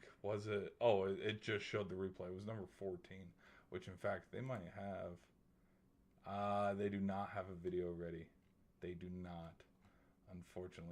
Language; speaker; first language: English; native; English